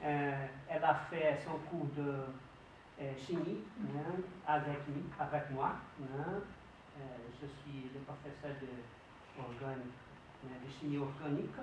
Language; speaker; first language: French; non-native, learner; Portuguese